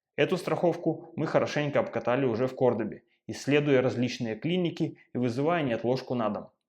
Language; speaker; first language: Russian; native; Russian